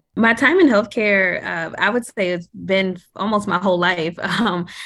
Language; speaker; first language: English; native; English